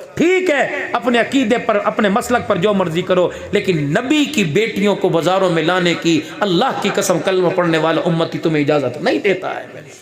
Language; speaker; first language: Urdu; non-native, local second language; Punjabi